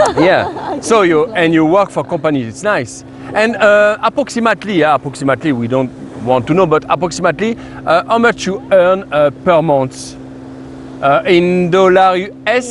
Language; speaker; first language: English; non-native, learner; French